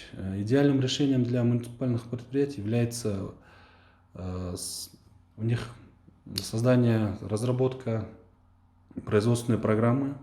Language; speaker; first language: Russian; non-native, local second language; Kyrgyz